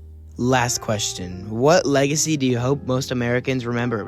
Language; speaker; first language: English; native; English